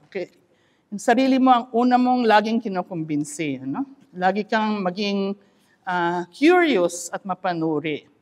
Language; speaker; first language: Filipino; non-native, local second language; Iloko